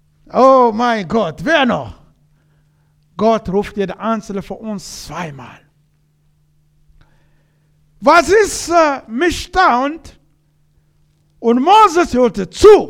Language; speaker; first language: German; non-native, learner; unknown